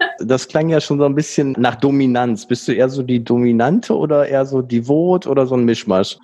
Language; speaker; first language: German; native; German